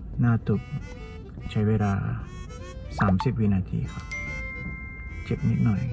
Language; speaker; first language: Thai; non-native, learner; Japanese